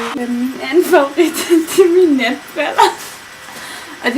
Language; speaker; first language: Danish; native; Danish